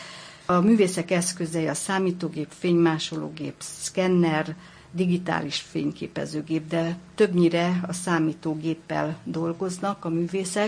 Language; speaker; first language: Hungarian; native; Hungarian